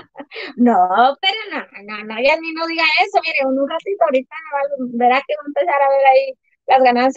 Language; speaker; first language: Spanish; native; Spanish